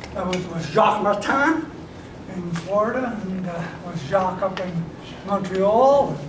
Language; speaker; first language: English; native; English